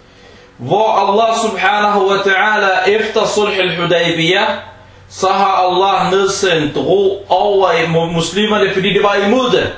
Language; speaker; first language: Danish; early bilingual, other home language; Arabic